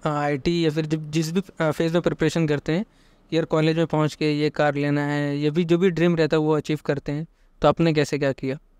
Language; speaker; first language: Hindi; native; Hindi